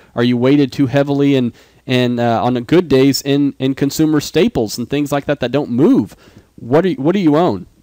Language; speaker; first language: English; native; English